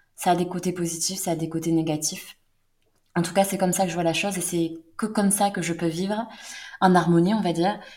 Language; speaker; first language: French; native; French